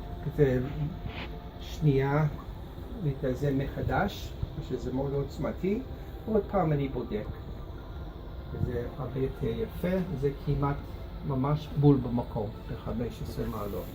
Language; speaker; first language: Hebrew; non-native, fluent; English